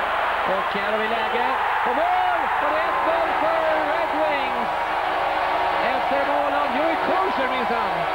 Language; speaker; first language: Swedish; native; Swedish